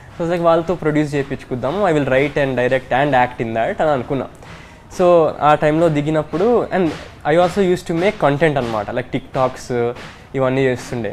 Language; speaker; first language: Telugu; early bilingual, heritage; Telugu